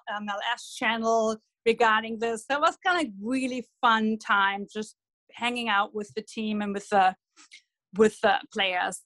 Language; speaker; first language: English; non-native, fluent; German